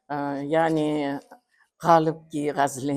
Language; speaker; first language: Hindi; non-native, fluent; Uzbek